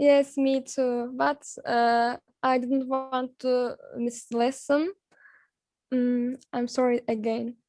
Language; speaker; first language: English; non-native, learner; Turkish